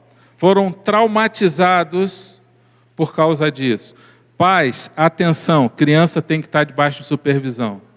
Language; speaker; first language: Portuguese; native; Portuguese